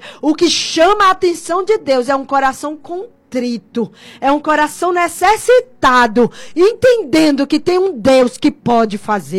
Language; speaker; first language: Portuguese; native; Portuguese